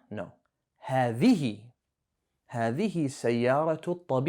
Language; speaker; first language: Arabic; non-native, fluent; English